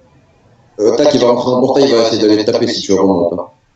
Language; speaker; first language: French; native; French